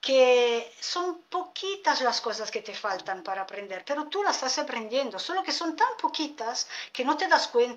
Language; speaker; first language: Spanish; non-native, fluent; Italian